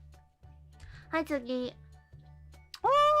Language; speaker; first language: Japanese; non-native, learner; English